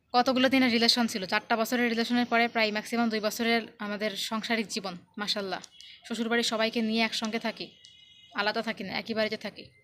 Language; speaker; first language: Bangla; native; Bangla